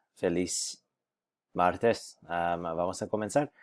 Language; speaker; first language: Spanish; non-native, fluent; English